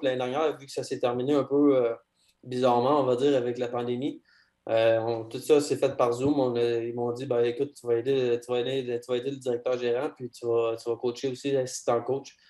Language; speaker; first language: French; native; French